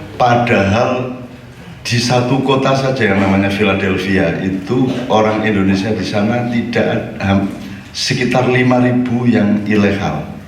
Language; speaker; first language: Indonesian; non-native, local second language; Javanese